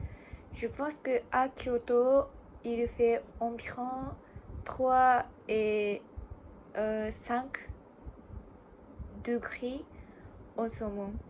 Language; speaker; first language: French; non-native, learner; Japanese